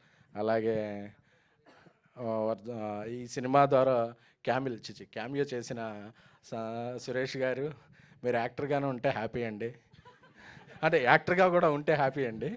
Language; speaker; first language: Telugu; native; Telugu